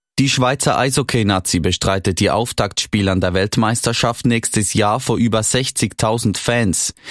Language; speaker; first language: German; native; German